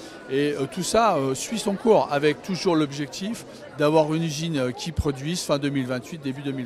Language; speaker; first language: French; native; French